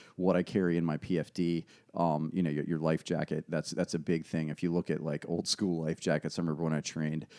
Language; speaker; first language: English; native; English